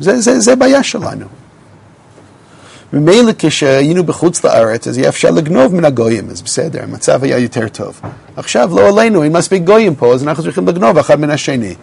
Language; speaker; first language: Hebrew; non-native, fluent; English